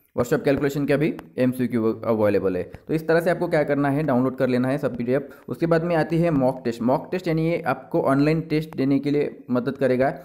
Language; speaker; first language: Hindi; non-native, local second language; Marathi